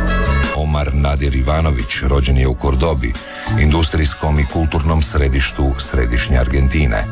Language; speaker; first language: Serbian; native; Serbian